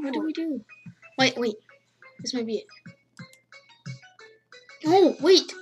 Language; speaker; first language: English; native; English